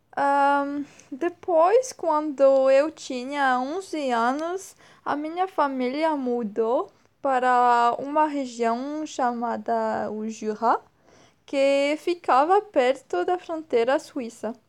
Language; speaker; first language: Portuguese; non-native, fluent; French